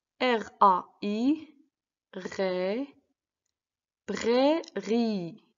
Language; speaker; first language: French; non-native, local second language; Arabic